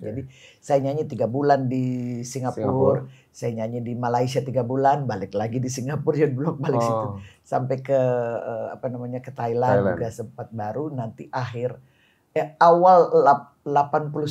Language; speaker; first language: Indonesian; native; Indonesian